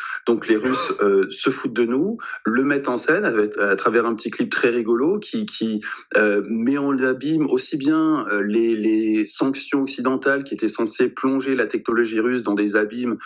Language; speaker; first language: French; native; French